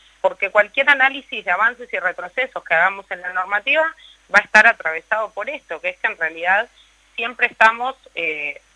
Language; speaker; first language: Spanish; native; Spanish